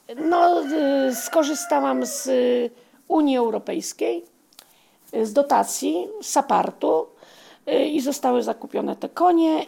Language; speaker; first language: Polish; native; Polish